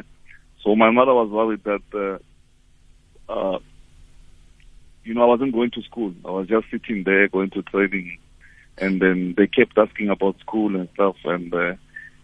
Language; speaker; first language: English; non-native, local second language; Tswana